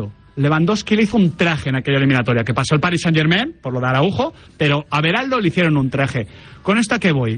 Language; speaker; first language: Spanish; native; Spanish